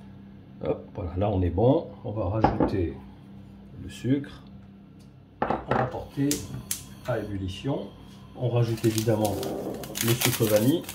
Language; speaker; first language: French; native; French